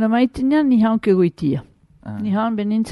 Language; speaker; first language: Basque; native; Basque